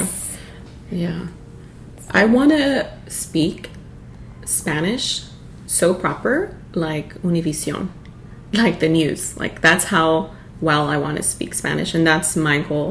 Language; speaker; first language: English; early bilingual, other home language; Spanish